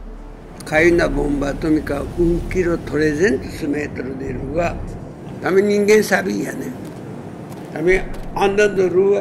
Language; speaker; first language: Portuguese; non-native, learner; Japanese